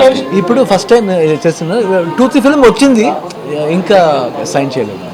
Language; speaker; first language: Telugu; non-native, learner; Kannada